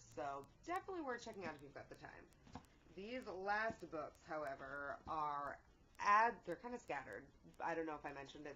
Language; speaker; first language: English; native; English